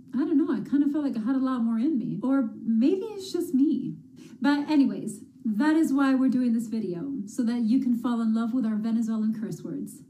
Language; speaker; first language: English; early bilingual, other home language; Spanish